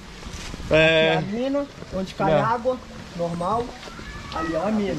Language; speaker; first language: Portuguese; native; Portuguese